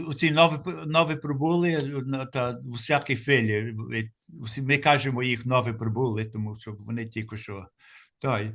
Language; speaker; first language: Ukrainian; early bilingual, heritage; Ukrainian